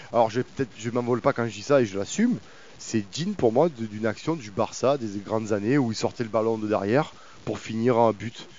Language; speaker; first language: French; native; French